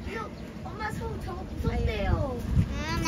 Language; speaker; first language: Korean; non-native, local second language; Filipino